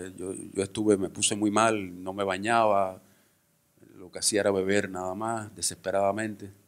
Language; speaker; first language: Spanish; native; Spanish